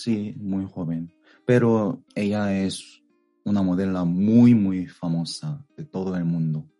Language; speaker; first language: Spanish; non-native, fluent; Korean